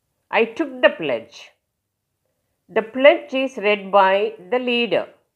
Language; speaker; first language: English; non-native, local second language; Tamil